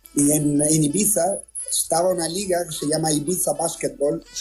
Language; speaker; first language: Spanish; non-native, learner; Italian